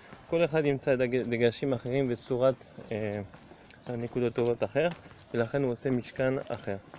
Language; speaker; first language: Hebrew; non-native, fluent; English